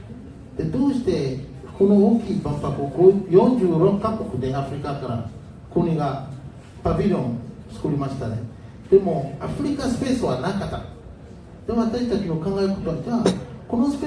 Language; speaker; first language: Japanese; non-native, learner; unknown